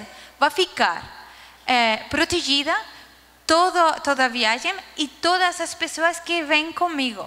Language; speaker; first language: Portuguese; non-native, learner; Spanish